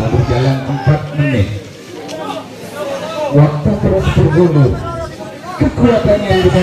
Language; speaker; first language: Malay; non-native, local second language; Madurese